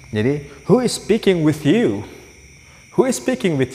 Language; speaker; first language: English; non-native, fluent; Indonesian